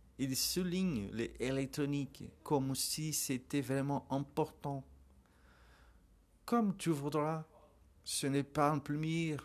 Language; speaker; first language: French; non-native, learner; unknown